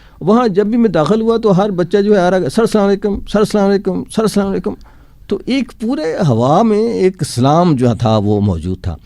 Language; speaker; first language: Urdu; non-native, local second language; Punjabi